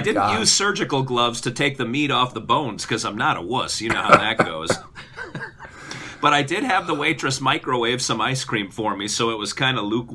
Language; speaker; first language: English; native; English